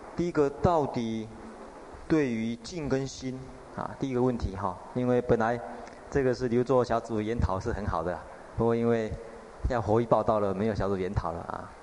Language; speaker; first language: Chinese; native; Chinese